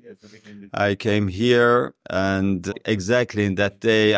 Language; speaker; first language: English; non-native, learner; Persian